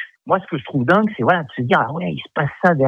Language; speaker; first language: French; native; French